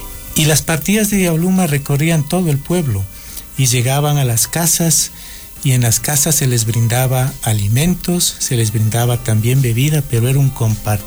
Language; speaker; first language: Spanish; native; Spanish